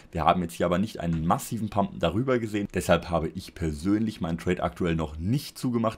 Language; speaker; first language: German; native; German